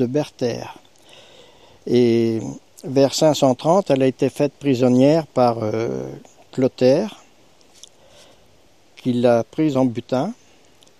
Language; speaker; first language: French; native; French